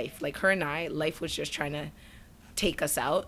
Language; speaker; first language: English; native; English